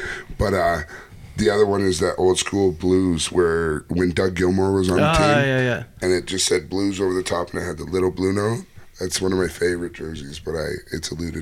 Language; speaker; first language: English; native; English